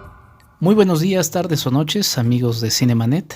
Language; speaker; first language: Spanish; native; Spanish